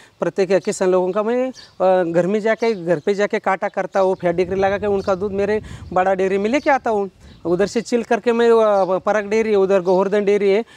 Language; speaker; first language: Hindi; non-native, local second language; Marathi